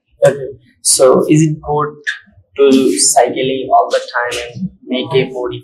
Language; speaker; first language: English; non-native, fluent; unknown